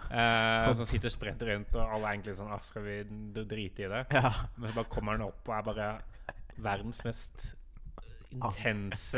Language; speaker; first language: Norwegian; native; Norwegian